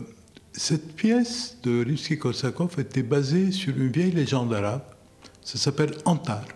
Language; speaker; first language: French; non-native, local second language; Arabic